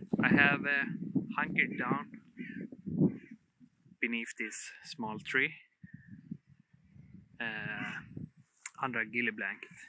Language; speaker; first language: English; non-native, fluent; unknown